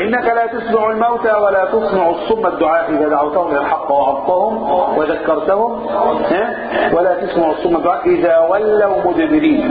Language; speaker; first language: Arabic; native; Arabic